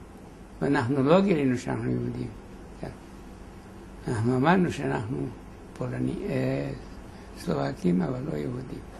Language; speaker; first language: Hebrew; non-native, fluent; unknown